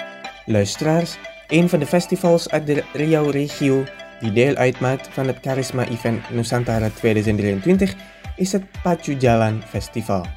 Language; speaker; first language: Dutch; non-native, fluent; Indonesian